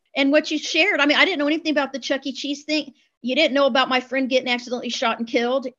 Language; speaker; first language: English; native; English